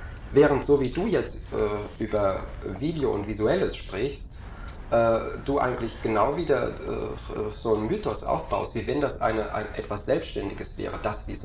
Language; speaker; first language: German; native; German